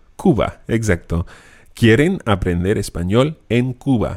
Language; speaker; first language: Spanish; non-native, fluent; English